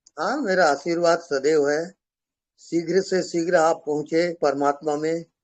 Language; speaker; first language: Hindi; native; Hindi